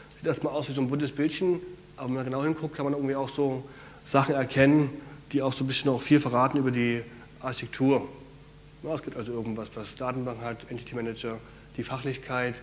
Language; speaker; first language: German; native; German